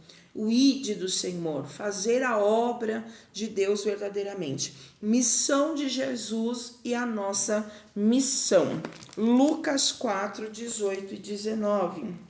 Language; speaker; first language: Portuguese; native; Portuguese